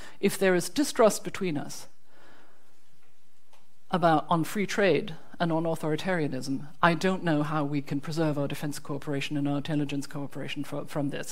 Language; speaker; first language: English; non-native, fluent; German